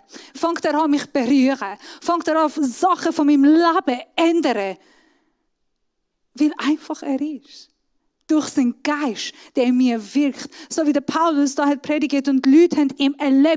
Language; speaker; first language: German; non-native, fluent; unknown